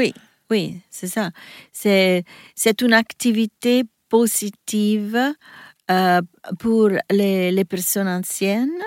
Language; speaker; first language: French; non-native, learner; Italian